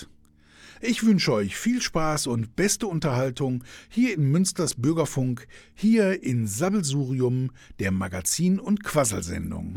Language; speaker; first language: German; native; German